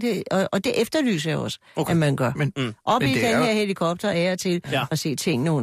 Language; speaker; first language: Danish; native; Danish